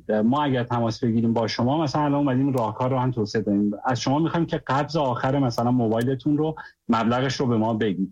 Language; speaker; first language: Persian; native; Persian